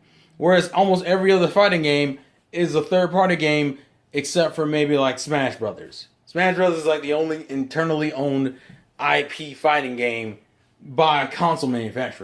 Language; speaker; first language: English; native; English